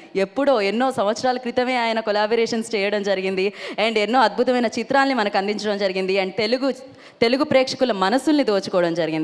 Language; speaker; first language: Telugu; native; Telugu